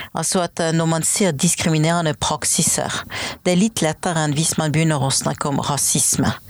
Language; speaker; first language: Norwegian; non-native, fluent; French